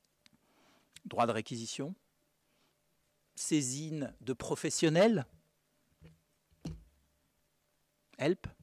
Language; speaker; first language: French; native; French